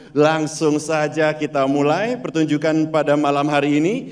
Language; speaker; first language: Indonesian; native; Indonesian